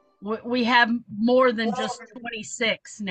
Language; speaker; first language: English; native; English